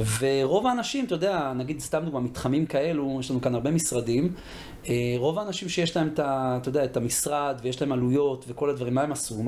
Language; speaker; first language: Hebrew; native; Hebrew